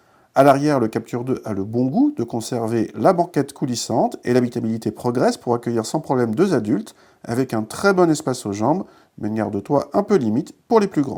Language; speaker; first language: French; native; French